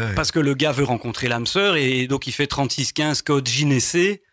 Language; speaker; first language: French; native; French